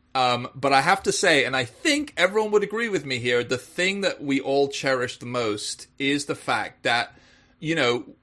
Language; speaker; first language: English; native; English